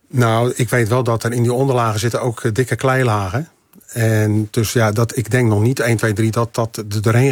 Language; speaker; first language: Dutch; native; Dutch